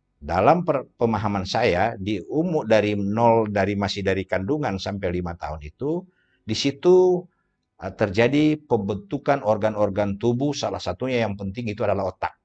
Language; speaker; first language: Indonesian; native; Indonesian